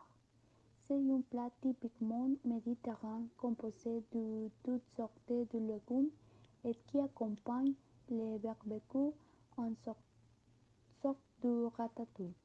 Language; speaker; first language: French; non-native, learner; Spanish